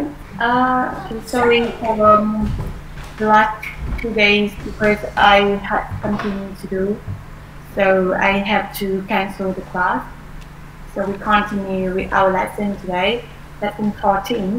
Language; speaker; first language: English; non-native, fluent; Vietnamese